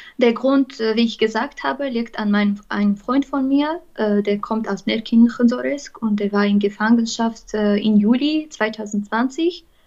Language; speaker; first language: German; non-native, fluent; Armenian